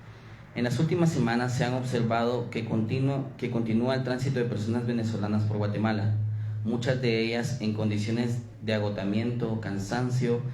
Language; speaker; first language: Spanish; native; Spanish